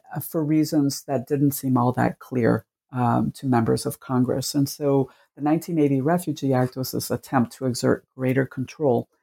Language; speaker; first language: English; early bilingual, other home language; Spanish